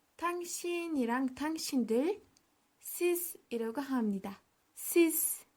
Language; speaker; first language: Korean; non-native, learner; Turkish